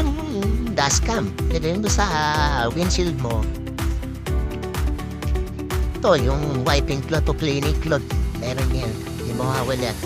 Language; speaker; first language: Filipino; native; Filipino